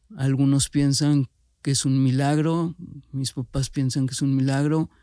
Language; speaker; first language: Spanish; native; Spanish